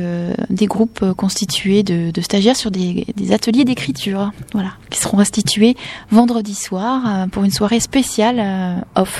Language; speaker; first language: French; native; French